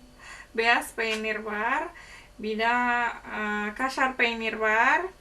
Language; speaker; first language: Turkish; non-native, learner; Indonesian